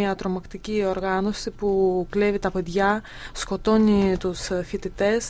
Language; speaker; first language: Greek; non-native, fluent; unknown